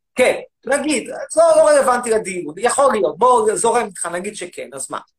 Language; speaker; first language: Hebrew; native; Hebrew